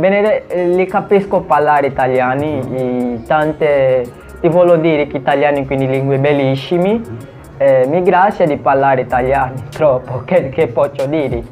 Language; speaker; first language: Italian; non-native, learner; Portuguese